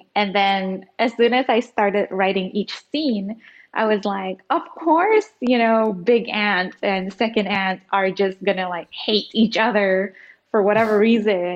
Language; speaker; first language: English; early bilingual, other home language; Indonesian